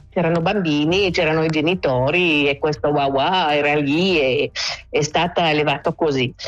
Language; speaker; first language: Italian; non-native, local second language; French